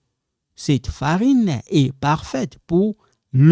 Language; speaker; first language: French; non-native, local second language; Lingala